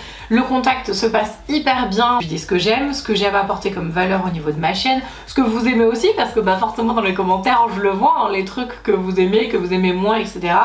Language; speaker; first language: French; native; French